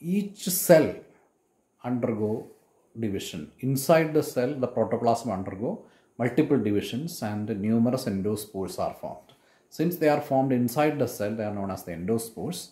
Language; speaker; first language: English; non-native, local second language; Malayalam